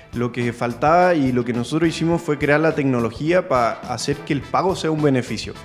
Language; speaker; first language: Spanish; native; Spanish